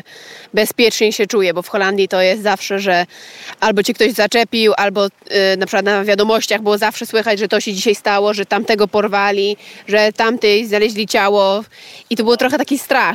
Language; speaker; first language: Polish; early bilingual, heritage; Polish